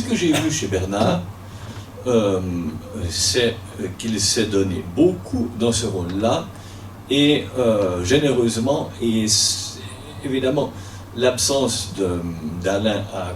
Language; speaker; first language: French; native; French